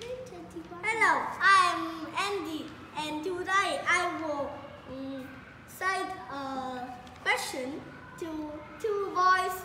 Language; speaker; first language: English; non-native, learner; Vietnamese